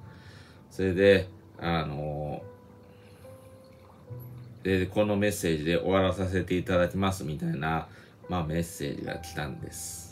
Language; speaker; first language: Japanese; native; Japanese